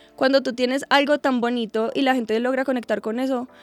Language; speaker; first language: Spanish; native; Spanish